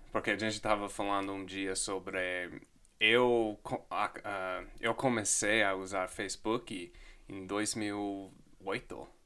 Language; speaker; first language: Portuguese; non-native, fluent; English